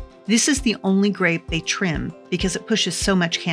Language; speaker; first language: English; native; English